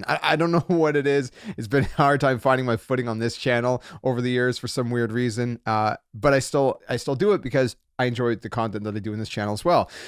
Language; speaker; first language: English; native; English